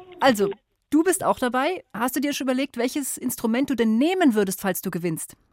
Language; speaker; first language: German; native; German